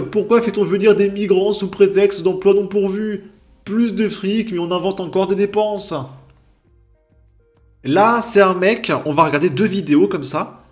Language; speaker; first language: French; native; French